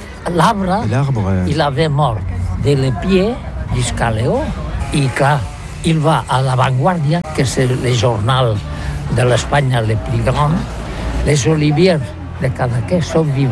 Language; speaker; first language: French; non-native, learner; Catalan